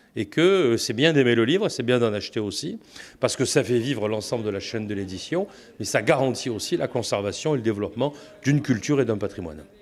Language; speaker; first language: French; native; French